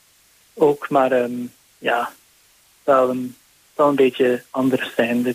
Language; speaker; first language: Dutch; non-native, fluent; English